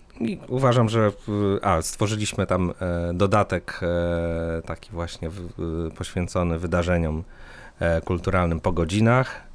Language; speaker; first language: Polish; native; Polish